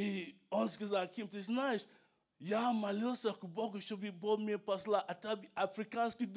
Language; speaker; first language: German; non-native, learner; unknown